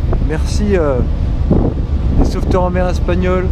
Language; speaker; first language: French; non-native, learner; English